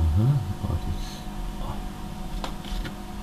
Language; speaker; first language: English; non-native, learner; Russian